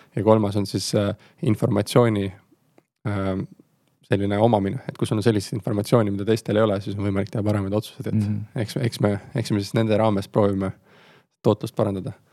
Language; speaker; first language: Estonian; native; Estonian